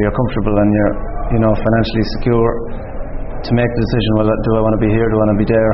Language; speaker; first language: English; native; English